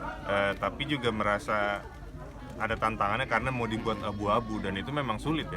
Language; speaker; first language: Indonesian; native; Indonesian